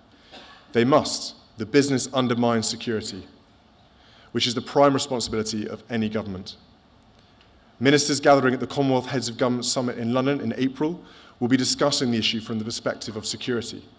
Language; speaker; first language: English; native; English